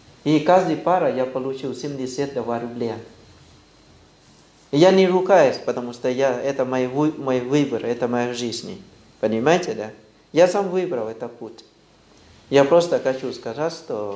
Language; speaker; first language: Russian; non-native, fluent; Thai